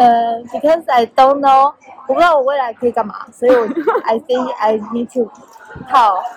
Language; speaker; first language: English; non-native, learner; Chinese